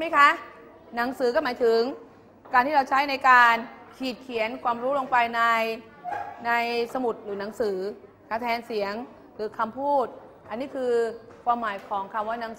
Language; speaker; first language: Thai; native; Thai